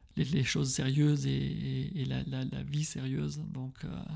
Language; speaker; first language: French; early bilingual, heritage; French